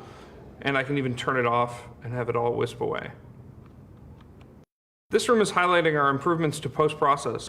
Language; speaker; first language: English; native; English